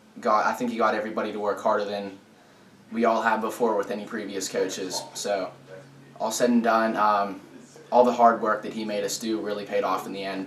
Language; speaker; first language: English; native; English